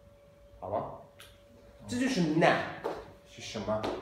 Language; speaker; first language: Chinese; non-native, fluent; Azerbaijani